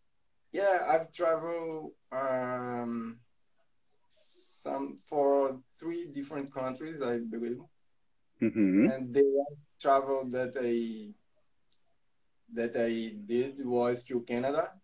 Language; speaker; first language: English; non-native, learner; Portuguese